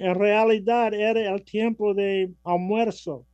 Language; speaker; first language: Spanish; non-native, learner; English